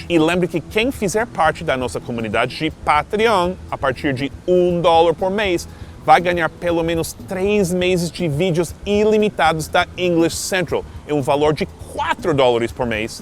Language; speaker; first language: Portuguese; non-native, fluent; English